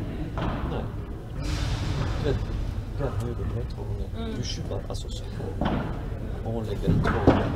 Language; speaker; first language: Swedish; native; Swedish